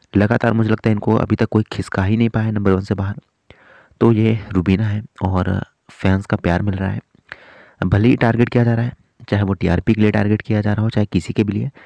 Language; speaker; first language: Hindi; native; Hindi